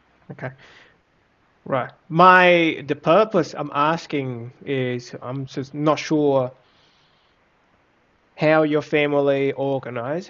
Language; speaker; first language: English; non-native, fluent; Vietnamese